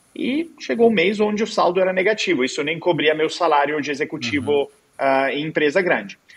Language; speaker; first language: Portuguese; non-native, fluent; Italian